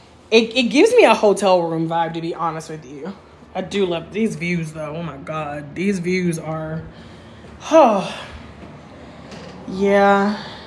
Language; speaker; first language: English; native; English